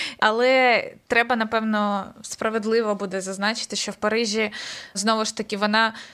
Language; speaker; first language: Ukrainian; native; Ukrainian